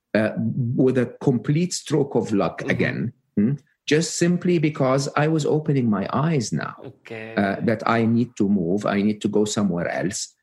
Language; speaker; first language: English; non-native, fluent; Arabic